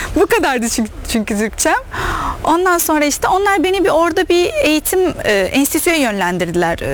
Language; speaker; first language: Turkish; non-native, fluent; Arabic